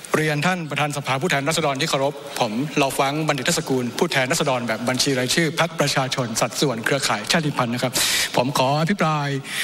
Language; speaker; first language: Thai; non-native, local second language; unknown